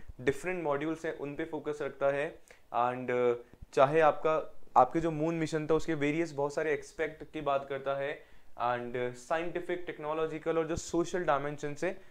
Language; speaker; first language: Hindi; native; Hindi